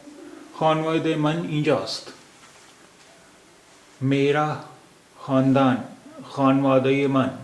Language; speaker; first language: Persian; non-native, fluent; Urdu